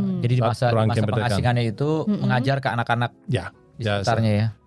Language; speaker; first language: Indonesian; native; Indonesian